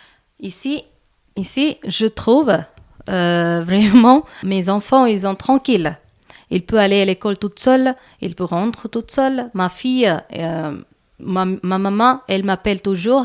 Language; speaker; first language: French; non-native, learner; Malayalam